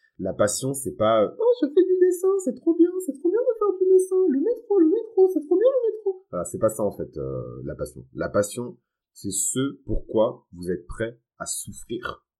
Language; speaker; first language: French; early bilingual, other home language; Fon